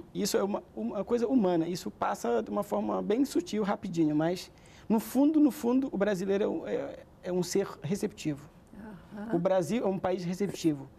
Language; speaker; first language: Portuguese; non-native, fluent; Wolof